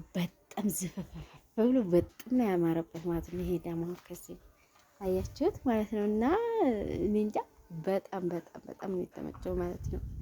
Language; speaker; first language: Amharic; native; Amharic